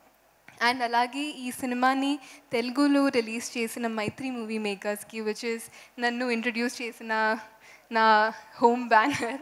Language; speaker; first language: Telugu; non-native, fluent; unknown